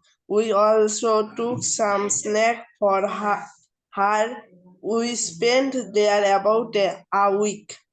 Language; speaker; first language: English; non-native, learner; Bangla